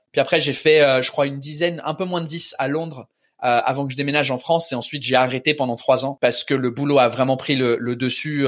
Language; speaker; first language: French; early bilingual, other home language; English